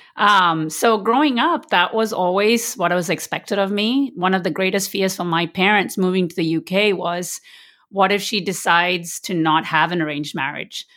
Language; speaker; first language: English; early bilingual, other home language; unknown